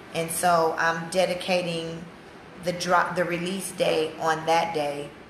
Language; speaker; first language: English; native; English